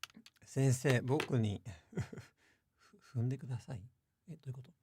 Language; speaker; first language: Japanese; non-native, fluent; English